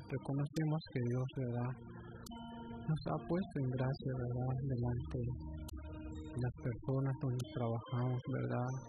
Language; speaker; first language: Spanish; native; Spanish